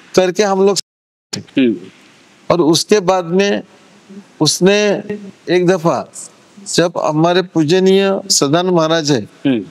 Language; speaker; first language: Hindi; non-native, local second language; Marathi